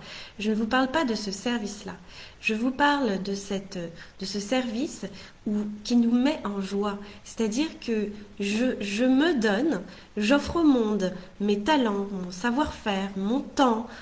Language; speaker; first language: French; native; French